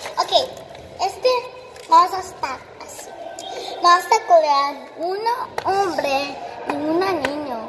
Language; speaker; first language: Spanish; early bilingual, heritage; Spanish